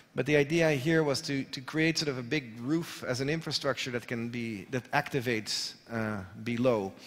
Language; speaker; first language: English; non-native, fluent; Dutch